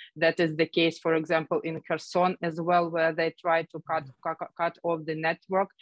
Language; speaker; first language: English; non-native, fluent; Ukrainian